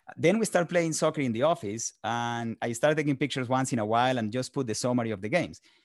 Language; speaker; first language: English; non-native, fluent; Spanish